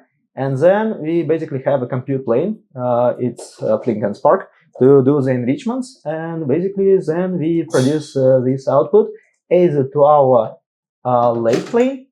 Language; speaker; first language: English; non-native, fluent; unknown